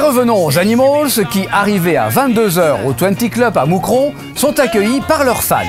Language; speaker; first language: French; native; French